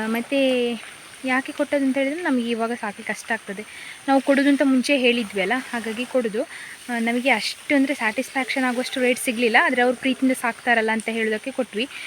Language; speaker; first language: Kannada; non-native, local second language; Konkani